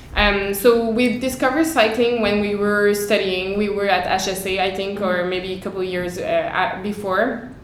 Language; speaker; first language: English; native; English